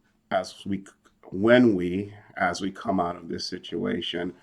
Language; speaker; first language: English; native; English